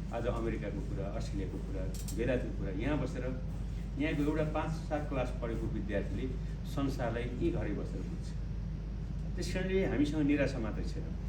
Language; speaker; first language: Nepali; native; Nepali